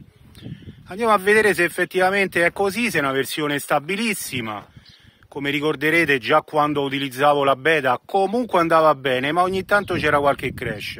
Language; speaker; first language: Italian; native; Italian